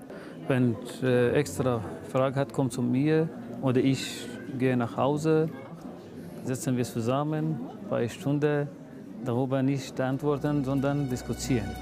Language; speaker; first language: German; non-native, learner; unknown